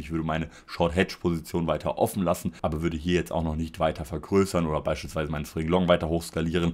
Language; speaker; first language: German; native; German